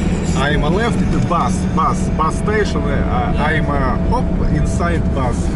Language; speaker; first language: English; non-native, learner; Russian